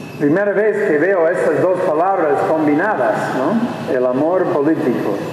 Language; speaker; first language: Spanish; non-native, fluent; English